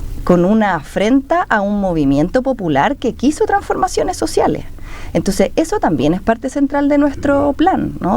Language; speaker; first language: Spanish; native; Spanish